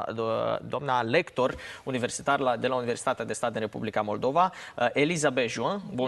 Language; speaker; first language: Romanian; native; Romanian